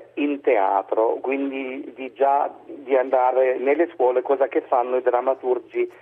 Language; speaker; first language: Italian; non-native, fluent; German